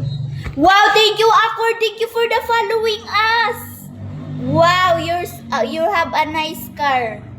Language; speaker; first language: English; non-native, local second language; Cebuano